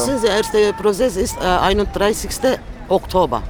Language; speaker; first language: German; non-native, learner; Turkish